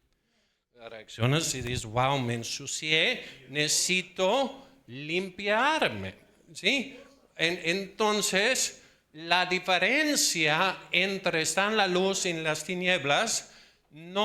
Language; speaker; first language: Spanish; non-native, fluent; Danish